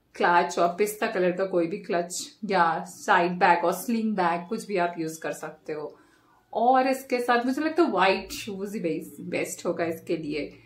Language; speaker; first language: Hindi; non-native, local second language; Bangla